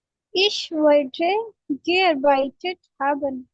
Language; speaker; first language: German; non-native, learner; Hindi